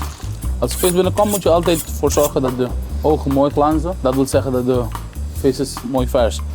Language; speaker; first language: Dutch; non-native, local second language; Papiamento